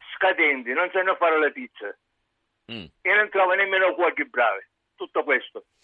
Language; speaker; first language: Italian; native; Italian